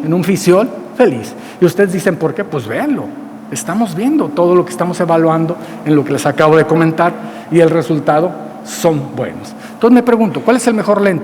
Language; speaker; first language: Spanish; native; Spanish